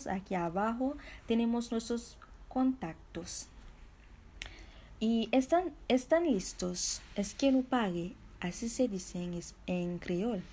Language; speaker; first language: Spanish; non-native, fluent; Haitian Creole